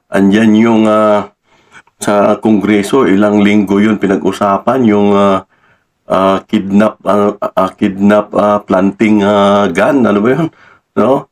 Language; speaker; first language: Filipino; non-native, local second language; Cebuano